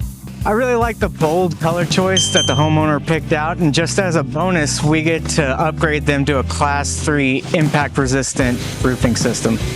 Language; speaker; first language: English; native; English